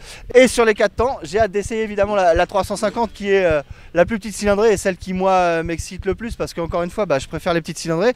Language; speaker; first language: French; native; French